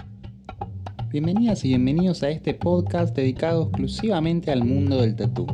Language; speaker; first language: Spanish; native; Spanish